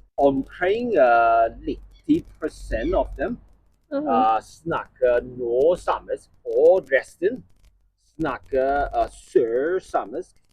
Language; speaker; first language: Norwegian; non-native, learner; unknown